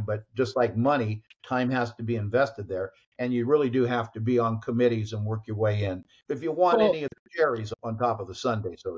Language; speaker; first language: English; native; English